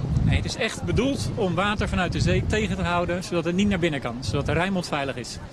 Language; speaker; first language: Dutch; native; Dutch